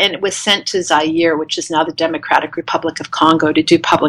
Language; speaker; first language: English; native; English